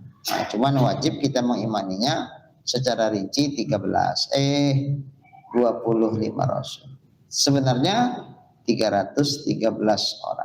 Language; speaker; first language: Indonesian; native; Indonesian